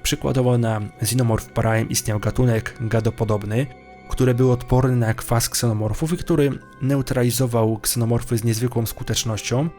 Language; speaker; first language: Polish; native; Polish